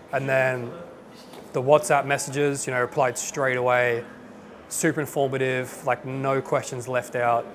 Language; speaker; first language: English; native; English